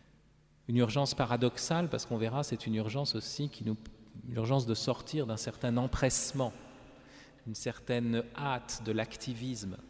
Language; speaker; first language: French; native; French